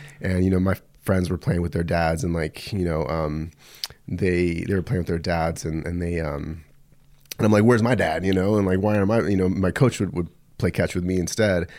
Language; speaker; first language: English; early bilingual, other home language; Spanish